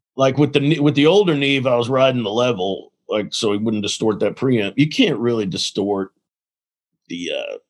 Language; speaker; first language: English; native; English